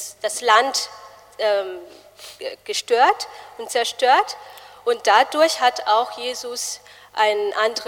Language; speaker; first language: German; non-native, fluent; Malagasy